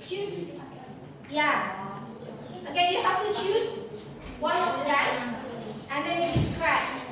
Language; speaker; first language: English; non-native, learner; Indonesian